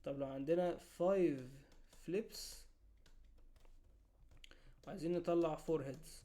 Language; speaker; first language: Arabic; native; Arabic